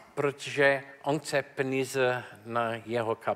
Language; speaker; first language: Czech; non-native, learner; English